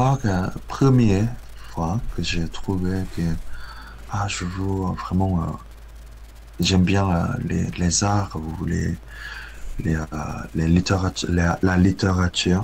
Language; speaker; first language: French; non-native, learner; Korean